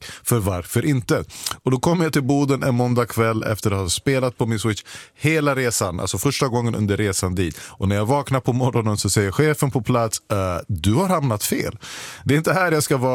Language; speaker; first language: Swedish; native; Swedish